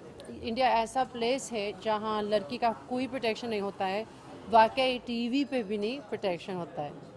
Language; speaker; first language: Hindi; early bilingual, heritage; English